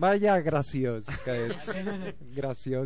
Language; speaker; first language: Catalan; non-native, local second language; Spanish